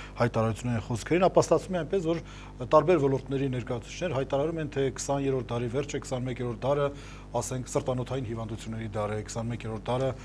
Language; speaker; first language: Armenian; native; Armenian